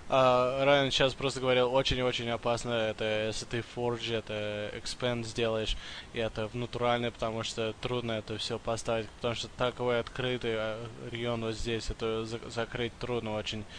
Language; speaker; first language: Russian; early bilingual, heritage; English